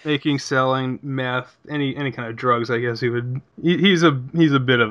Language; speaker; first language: English; native; English